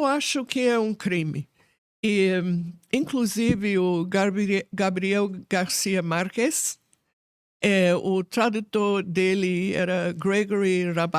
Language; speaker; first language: Portuguese; non-native, fluent; English